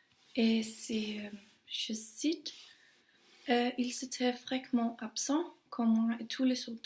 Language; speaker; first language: French; non-native, learner; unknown